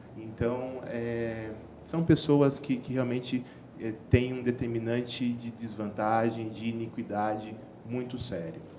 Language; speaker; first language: Portuguese; native; Portuguese